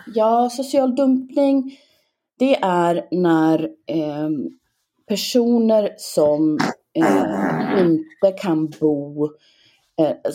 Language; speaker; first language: Swedish; native; Swedish